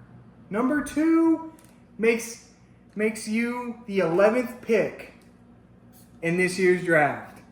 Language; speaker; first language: English; native; English